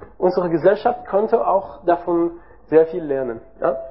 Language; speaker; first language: German; non-native, learner; French